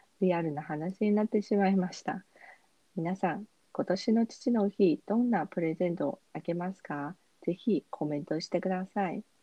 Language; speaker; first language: Japanese; non-native, fluent; Chinese